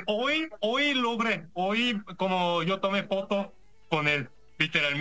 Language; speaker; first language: Spanish; non-native, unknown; Korean